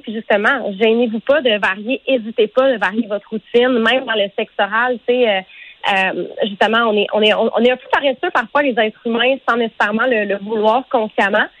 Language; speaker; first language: French; native; French